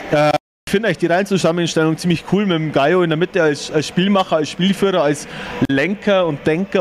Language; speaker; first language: German; native; German